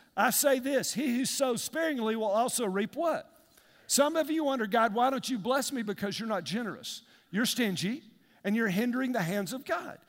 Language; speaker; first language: English; native; English